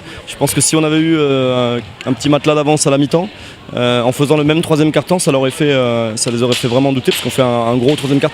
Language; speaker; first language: French; native; French